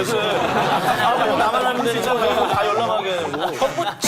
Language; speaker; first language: Korean; native; Korean